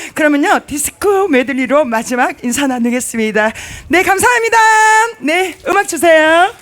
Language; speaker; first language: Korean; native; Korean